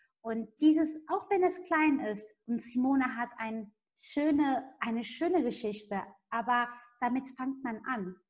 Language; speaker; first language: German; non-native, fluent; Italian